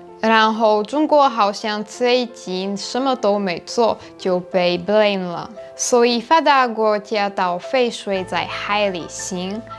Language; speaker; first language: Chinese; non-native, fluent; Slovak